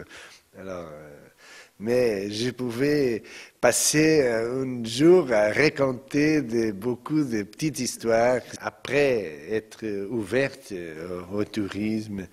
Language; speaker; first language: French; non-native, fluent; Portuguese